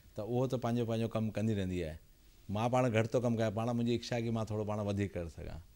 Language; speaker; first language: Sindhi; early bilingual, heritage; Sindhi